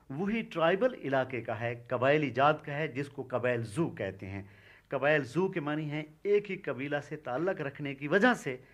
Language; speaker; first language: Urdu; non-native, local second language; Saraiki